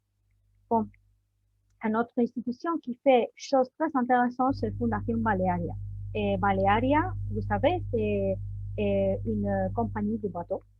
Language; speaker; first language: French; non-native, learner; Spanish